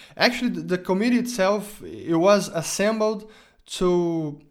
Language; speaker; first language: English; non-native, fluent; Portuguese